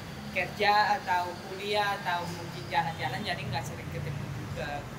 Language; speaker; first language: Indonesian; non-native, fluent; Spanish